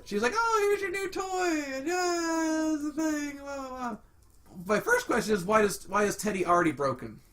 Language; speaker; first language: English; native; English